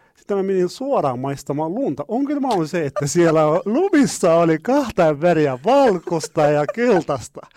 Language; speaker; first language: Finnish; non-native, fluent; Arabic